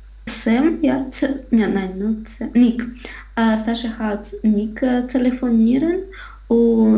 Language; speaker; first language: German; non-native, learner; Russian